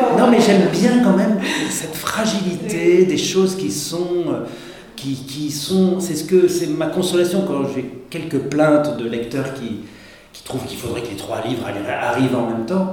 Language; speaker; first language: French; native; French